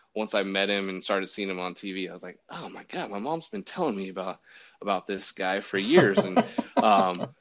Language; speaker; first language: English; native; English